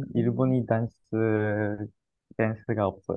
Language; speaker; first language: Korean; non-native, learner; Japanese